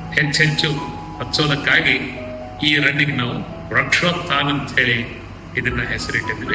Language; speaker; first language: Kannada; native; Kannada